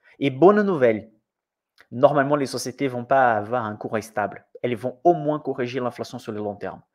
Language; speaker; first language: French; non-native, fluent; Portuguese